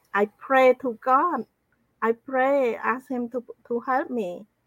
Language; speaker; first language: English; non-native, fluent; Khmer